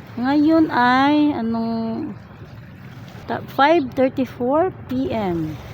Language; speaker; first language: Filipino; non-native, local second language; Cebuano